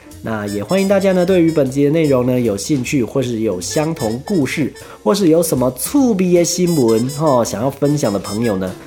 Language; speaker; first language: Chinese; native; Chinese